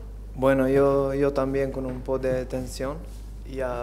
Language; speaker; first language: Spanish; non-native, learner; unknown